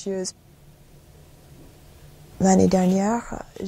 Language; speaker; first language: French; non-native, fluent; English